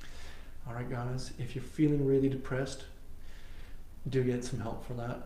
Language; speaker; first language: English; native; English